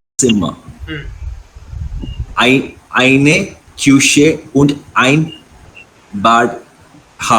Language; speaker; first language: German; non-native, learner; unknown